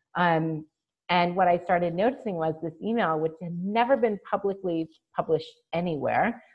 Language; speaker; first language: English; native; English